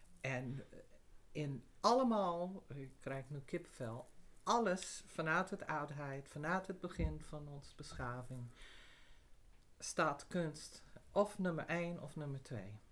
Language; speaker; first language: Dutch; non-native, fluent; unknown